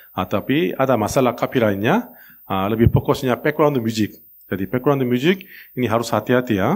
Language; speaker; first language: Indonesian; non-native, learner; Korean